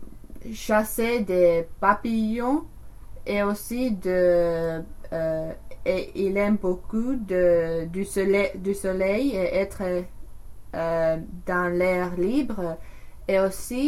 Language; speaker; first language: French; non-native, learner; English